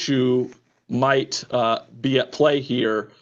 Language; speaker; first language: English; native; English